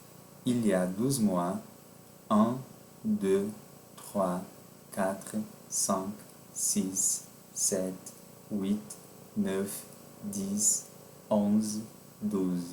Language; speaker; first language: French; non-native, fluent; Portuguese